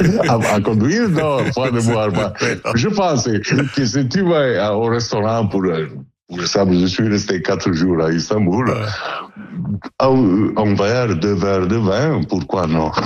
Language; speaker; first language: French; non-native, learner; Italian